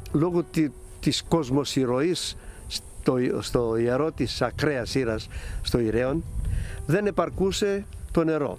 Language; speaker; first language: Greek; native; Greek